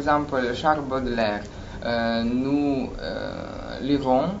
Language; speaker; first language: French; non-native, learner; Russian